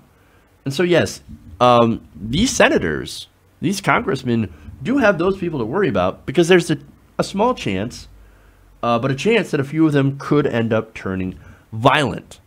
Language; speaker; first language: English; native; English